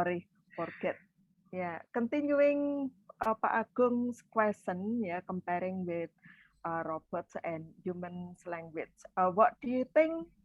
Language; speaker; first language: English; non-native, fluent; Indonesian